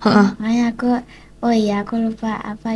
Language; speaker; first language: Indonesian; early bilingual, heritage; Indonesian